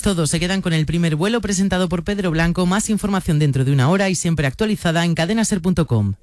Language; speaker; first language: Spanish; native; Spanish